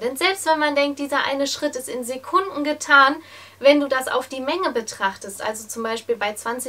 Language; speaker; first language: German; native; German